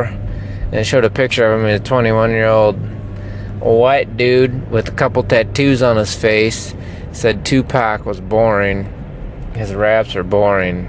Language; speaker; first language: English; native; English